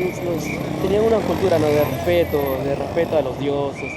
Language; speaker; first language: Spanish; native; Spanish